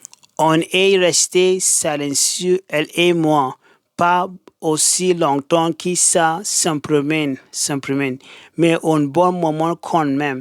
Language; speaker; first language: French; non-native, learner; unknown